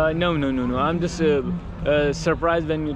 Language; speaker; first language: English; non-native, learner; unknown